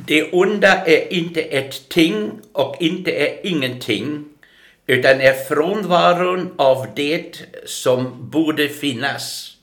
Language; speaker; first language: Swedish; non-native, fluent; German